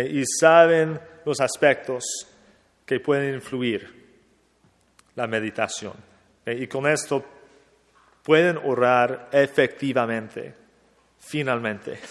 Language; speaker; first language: Spanish; non-native, fluent; English